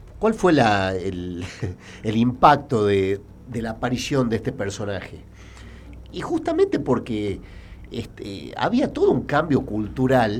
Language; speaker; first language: Spanish; native; Spanish